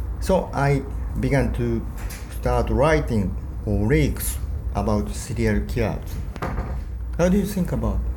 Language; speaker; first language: English; non-native, learner; Japanese